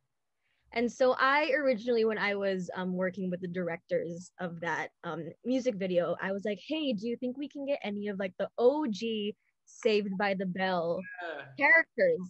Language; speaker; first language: English; native; English